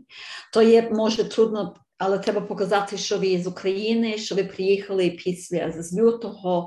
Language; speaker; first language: Ukrainian; early bilingual, heritage; Ukrainian